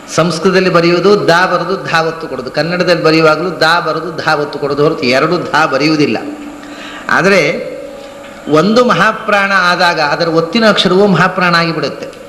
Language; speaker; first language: Kannada; non-native, local second language; Tulu